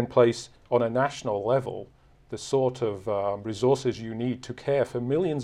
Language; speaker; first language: English; native; English